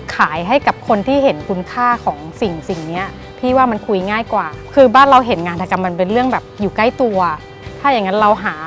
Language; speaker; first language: Thai; native; Thai